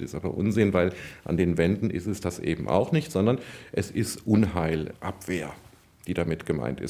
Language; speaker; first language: German; native; German